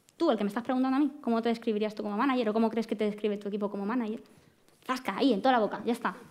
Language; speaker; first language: Spanish; native; Spanish